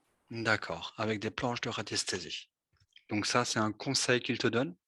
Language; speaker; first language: French; native; French